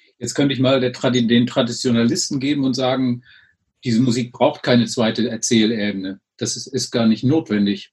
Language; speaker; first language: German; native; German